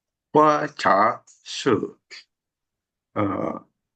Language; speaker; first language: Chinese; non-native, learner; Indonesian